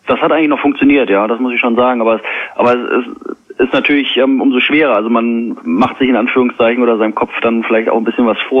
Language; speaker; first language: German; native; German